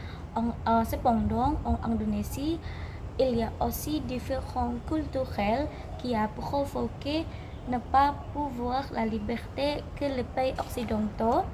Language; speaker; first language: French; non-native, learner; Indonesian